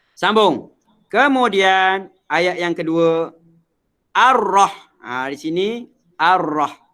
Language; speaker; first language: Malay; native; Malay